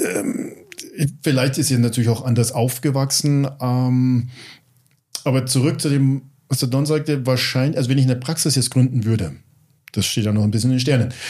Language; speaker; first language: German; early bilingual, other home language; English